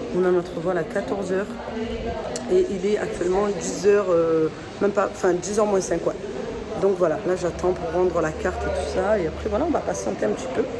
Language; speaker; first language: French; early bilingual, other home language; Fula